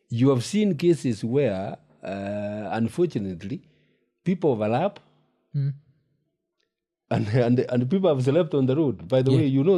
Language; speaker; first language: English; non-native, local second language; Gusii